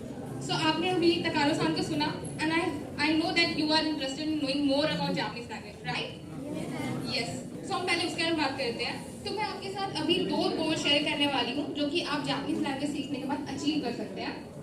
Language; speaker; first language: Hindi; native; Hindi